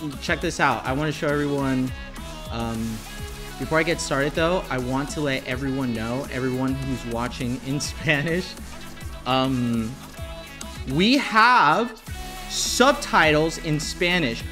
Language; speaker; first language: English; early bilingual, other home language; Spanish